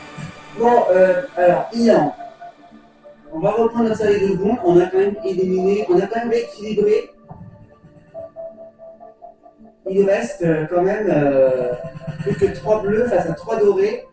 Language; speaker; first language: French; native; French